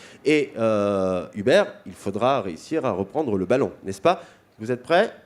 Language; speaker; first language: French; native; French